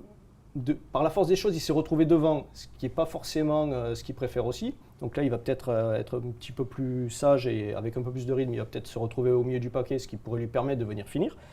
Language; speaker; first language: French; native; French